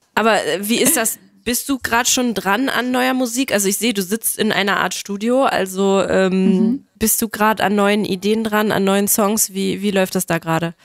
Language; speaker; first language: German; native; German